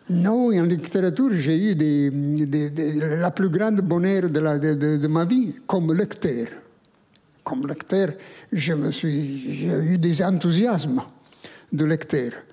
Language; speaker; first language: French; non-native, fluent; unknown